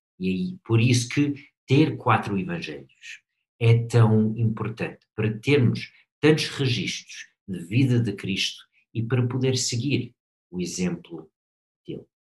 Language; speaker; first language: Portuguese; non-native, fluent; English